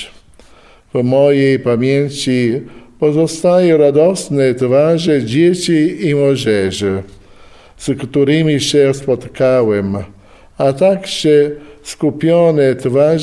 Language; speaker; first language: Polish; non-native, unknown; Italian